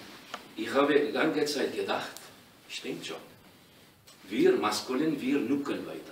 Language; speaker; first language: German; non-native, learner; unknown